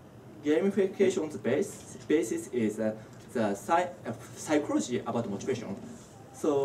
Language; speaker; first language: English; non-native, learner; Japanese